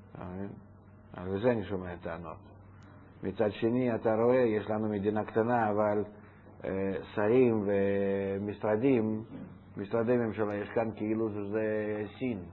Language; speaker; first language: Hebrew; non-native, fluent; Russian